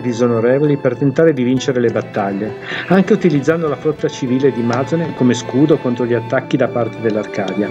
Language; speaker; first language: Italian; native; Italian